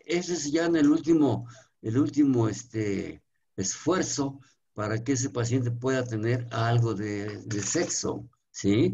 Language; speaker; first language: Spanish; native; Spanish